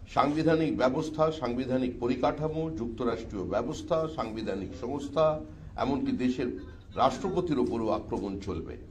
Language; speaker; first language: Bangla; native; Bangla